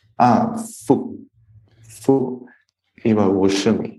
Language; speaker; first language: Chinese; non-native, learner; English